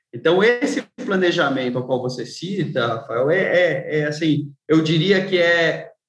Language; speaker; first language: Portuguese; native; Portuguese